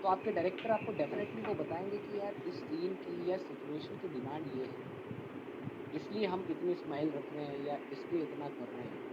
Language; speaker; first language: Hindi; native; Hindi